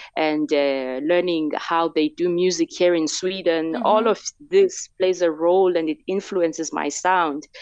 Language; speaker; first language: English; non-native, local second language; Xhosa